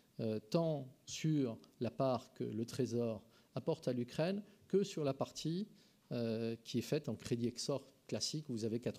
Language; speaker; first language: French; native; French